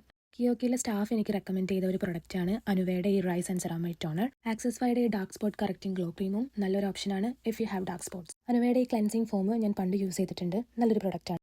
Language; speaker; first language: Malayalam; native; Malayalam